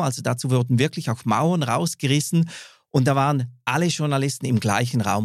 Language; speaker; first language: German; native; German